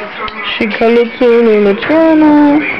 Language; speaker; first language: Romanian; early bilingual, heritage; Romanian